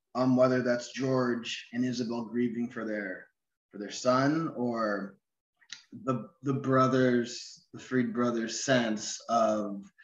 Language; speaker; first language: English; native; English